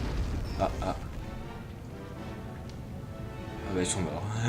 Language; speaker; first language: French; native; French